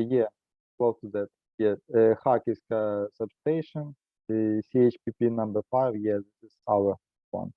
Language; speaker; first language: English; non-native, learner; Ukrainian